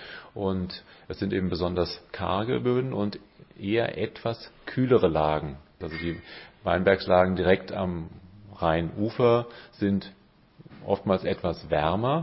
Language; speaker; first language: German; native; German